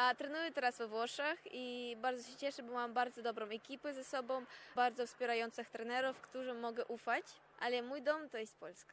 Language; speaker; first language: Polish; non-native, fluent; Russian